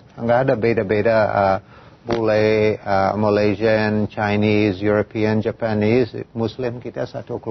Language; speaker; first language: Indonesian; non-native, fluent; English